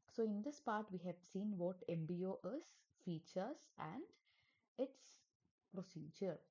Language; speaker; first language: English; non-native, local second language; Malayalam